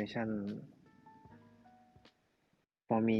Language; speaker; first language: English; non-native, learner; Thai